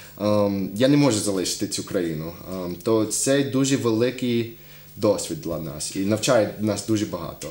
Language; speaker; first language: Ukrainian; non-native, fluent; English